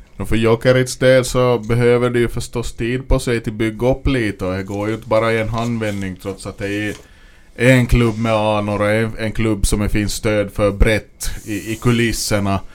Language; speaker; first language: Swedish; native; Swedish